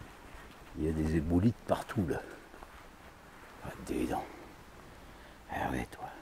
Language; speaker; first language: French; native; French